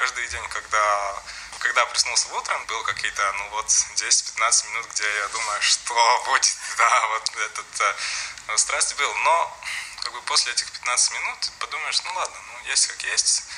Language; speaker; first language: Russian; non-native, local second language; Latvian